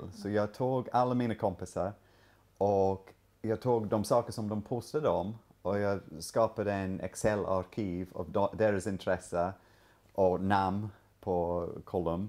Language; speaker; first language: Swedish; non-native, fluent; English